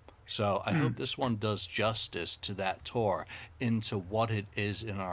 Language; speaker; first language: English; native; English